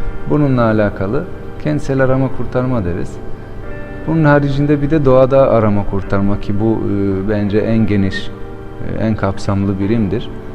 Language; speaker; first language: Turkish; non-native, fluent; Albanian